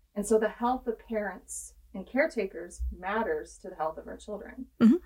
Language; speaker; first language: English; native; English